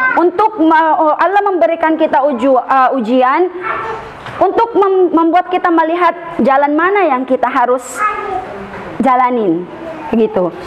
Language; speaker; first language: Indonesian; non-native, learner; Filipino